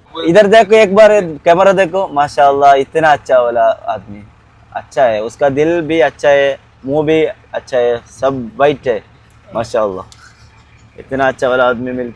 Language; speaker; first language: Hindi; non-native, local second language; Malayalam